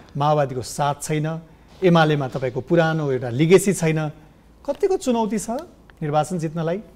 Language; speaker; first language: Nepali; native; Nepali